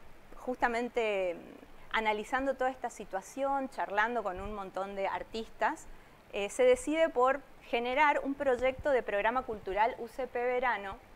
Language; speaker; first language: Spanish; native; Spanish